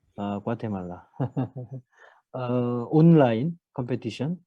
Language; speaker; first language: English; non-native, learner; Korean